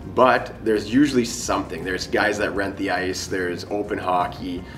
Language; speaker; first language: English; native; English